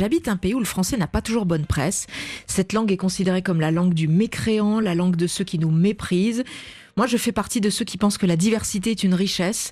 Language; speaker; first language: French; native; French